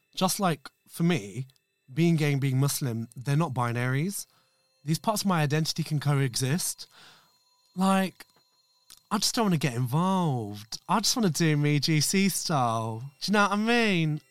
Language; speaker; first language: English; non-native, local second language; Urdu